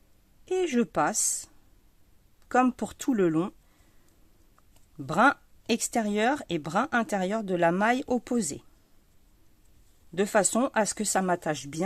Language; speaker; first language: French; native; French